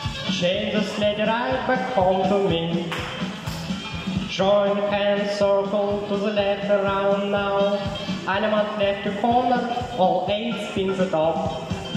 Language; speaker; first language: English; non-native, fluent; Russian